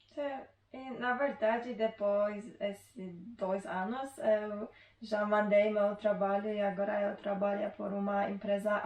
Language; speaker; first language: Portuguese; non-native, learner; Polish